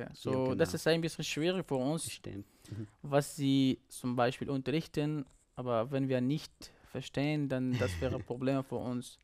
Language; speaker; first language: German; non-native, learner; Persian